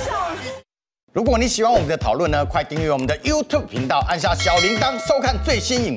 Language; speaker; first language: Chinese; native; Chinese